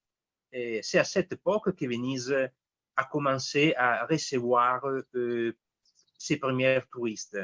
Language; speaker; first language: French; non-native, fluent; Italian